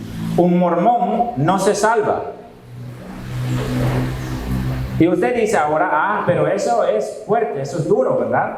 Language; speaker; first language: Spanish; non-native, fluent; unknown